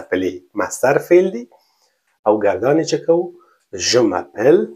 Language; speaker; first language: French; non-native, learner; Pashto